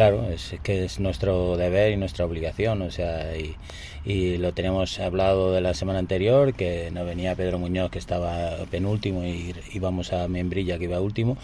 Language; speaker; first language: Spanish; native; Spanish